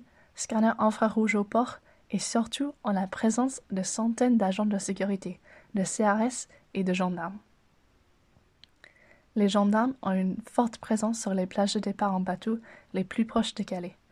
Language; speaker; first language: French; native; French